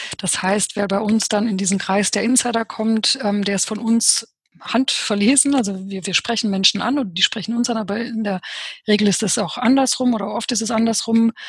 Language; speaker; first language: German; early bilingual, other home language; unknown